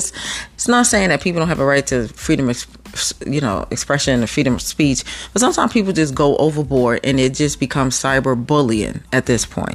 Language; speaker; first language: English; native; English